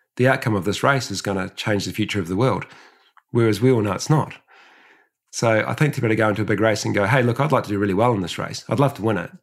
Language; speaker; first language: English; early bilingual, other home language; Samoan